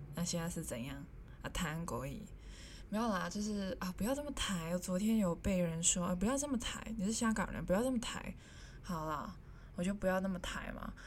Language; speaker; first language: Chinese; non-native, local second language; Cantonese